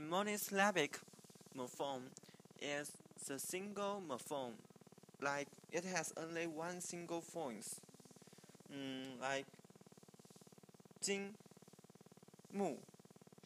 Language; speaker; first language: English; non-native, learner; Chinese